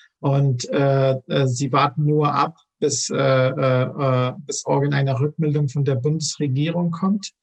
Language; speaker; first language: German; non-native, fluent; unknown